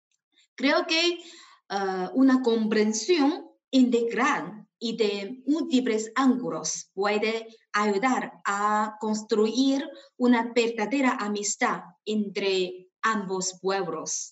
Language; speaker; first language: Spanish; non-native, fluent; Chinese